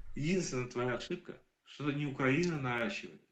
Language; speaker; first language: Russian; native; Russian